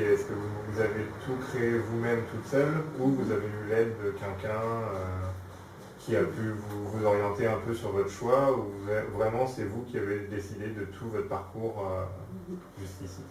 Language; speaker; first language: French; native; French